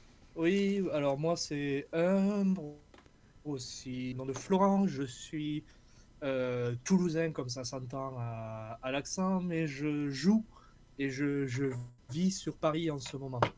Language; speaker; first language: French; native; French